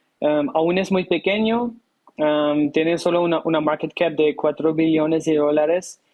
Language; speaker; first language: Spanish; non-native, fluent; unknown